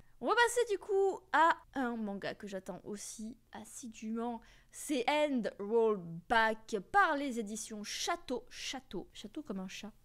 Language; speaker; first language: French; native; French